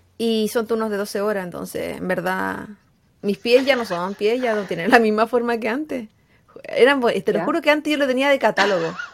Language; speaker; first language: Spanish; native; Spanish